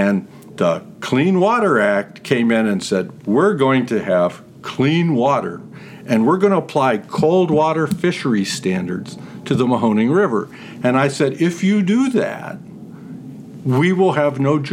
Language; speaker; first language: English; native; English